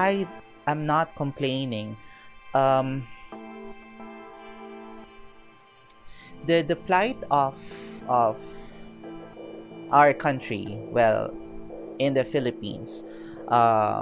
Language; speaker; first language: English; non-native, local second language; Filipino